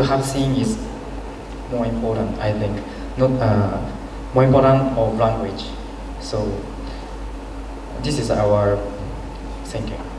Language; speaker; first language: English; non-native, learner; Japanese